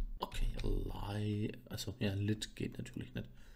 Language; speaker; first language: German; native; German